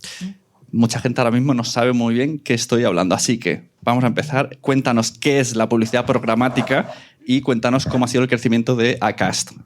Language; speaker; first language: Spanish; native; Spanish